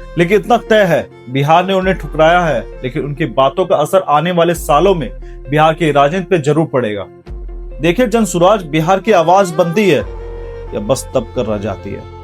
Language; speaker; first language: Hindi; native; Hindi